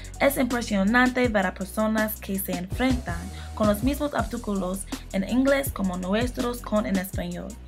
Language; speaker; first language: Spanish; non-native, learner; English